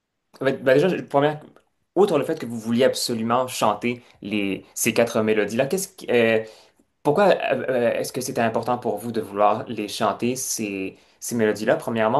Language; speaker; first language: French; native; French